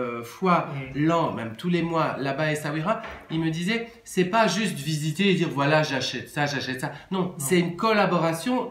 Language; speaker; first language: French; native; French